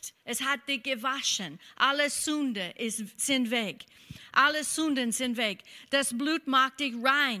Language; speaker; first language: German; non-native, fluent; English